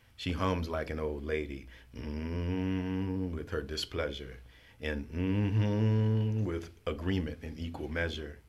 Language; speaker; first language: English; native; English